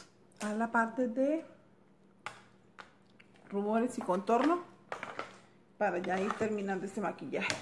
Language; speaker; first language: Spanish; native; Spanish